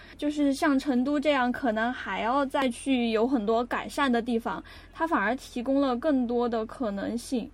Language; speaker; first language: Chinese; native; Chinese